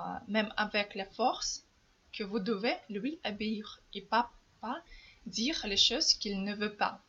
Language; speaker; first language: French; non-native, fluent; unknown